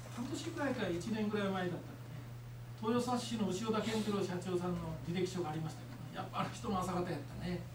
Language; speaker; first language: Japanese; native; Japanese